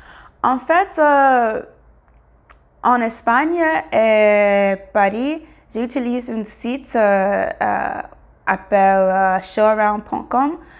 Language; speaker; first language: French; non-native, learner; English